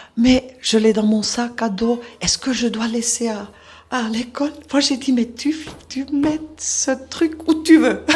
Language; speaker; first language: French; non-native, local second language; Swiss German